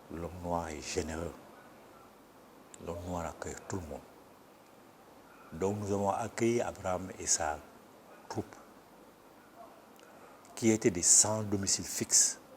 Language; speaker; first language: French; non-native, local second language; Bambara